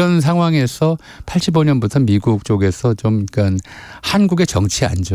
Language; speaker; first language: Korean; native; Korean